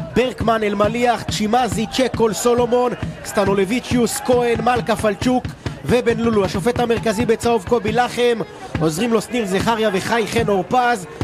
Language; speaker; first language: Hebrew; native; Hebrew